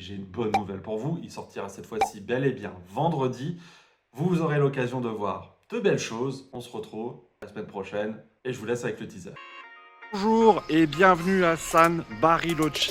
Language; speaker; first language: French; native; French